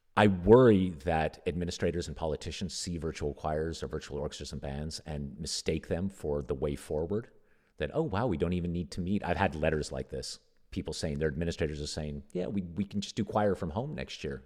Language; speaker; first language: English; native; English